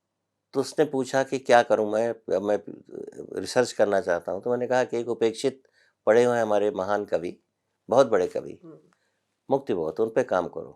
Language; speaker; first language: Hindi; native; Hindi